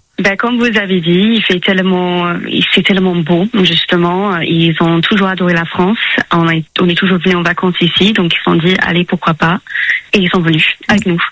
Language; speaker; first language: French; non-native, fluent; English